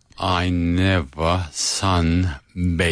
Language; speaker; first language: English; non-native, learner; Spanish